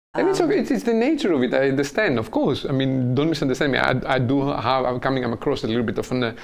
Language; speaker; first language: English; non-native, fluent; Greek